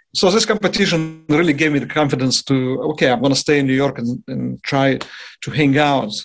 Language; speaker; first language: English; non-native, fluent; Russian